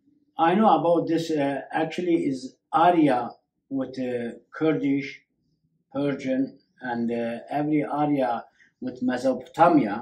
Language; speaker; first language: English; non-native, learner; Kurdish